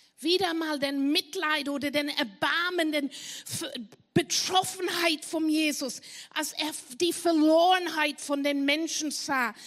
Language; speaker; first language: German; non-native, fluent; English